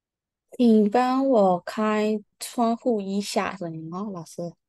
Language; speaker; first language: Chinese; non-native, learner; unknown